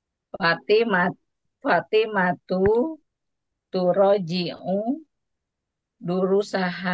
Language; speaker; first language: Arabic; non-native, learner; Indonesian